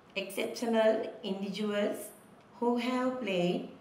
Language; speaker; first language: English; non-native, local second language; Sinhala